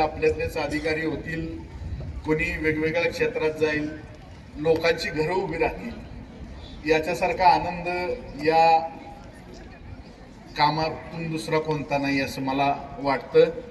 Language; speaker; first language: Marathi; native; Marathi